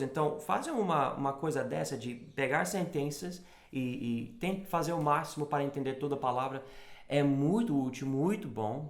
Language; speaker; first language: Portuguese; non-native, fluent; English